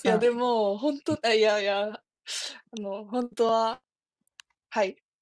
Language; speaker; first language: Japanese; non-native, fluent; Korean